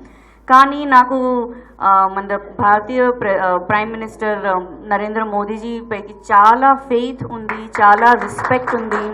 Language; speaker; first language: Telugu; non-native, local second language; Gujarati